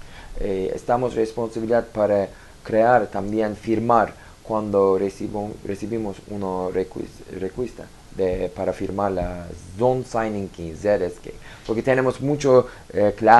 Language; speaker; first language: Spanish; non-native, learner; Turkish